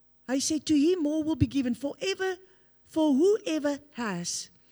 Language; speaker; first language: English; non-native, local second language; Afrikaans